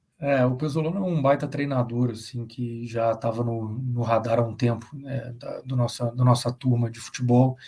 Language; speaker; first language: Portuguese; native; Portuguese